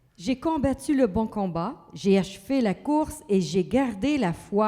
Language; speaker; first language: French; native; French